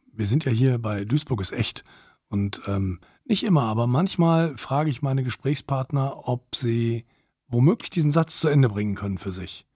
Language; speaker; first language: German; native; German